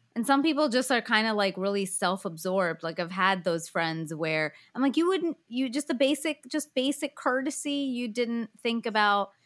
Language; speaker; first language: English; early bilingual, other home language; Hindi